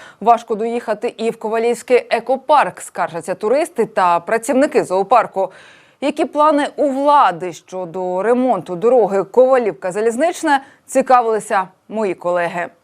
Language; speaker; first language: Ukrainian; native; Ukrainian